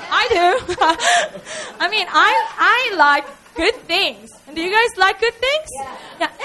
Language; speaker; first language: English; non-native, fluent; Korean